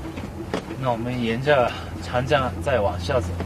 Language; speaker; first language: Chinese; non-native, fluent; Japanese